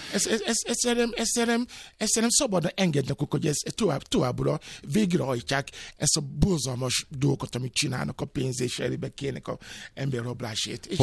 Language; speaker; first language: Hungarian; non-native, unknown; Yoruba